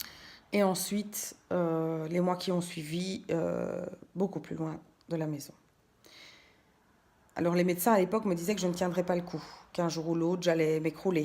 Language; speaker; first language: French; native; French